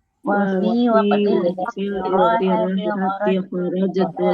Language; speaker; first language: Arabic; non-native, learner; Indonesian